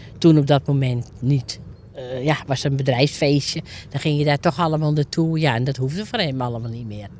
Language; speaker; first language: Dutch; native; Dutch